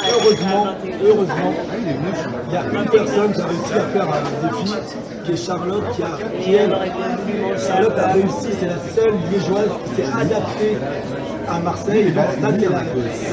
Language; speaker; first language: French; native; French